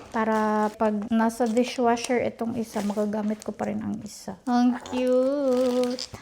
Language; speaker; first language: Filipino; non-native, local second language; Cebuano